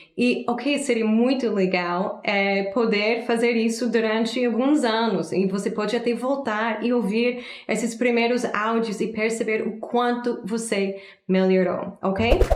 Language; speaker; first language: Portuguese; non-native, fluent; English